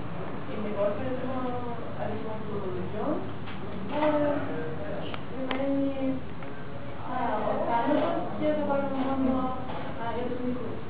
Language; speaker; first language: Greek; non-native, learner; Russian